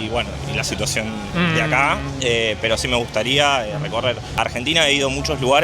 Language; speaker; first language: Spanish; native; Spanish